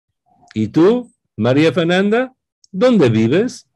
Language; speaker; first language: Spanish; non-native, fluent; English